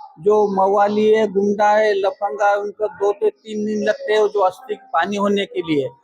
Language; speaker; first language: Hindi; non-native, local second language; Marathi